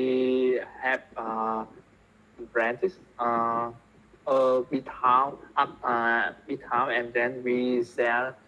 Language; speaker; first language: English; non-native, learner; Vietnamese